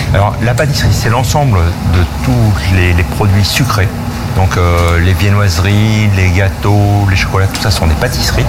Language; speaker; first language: French; native; French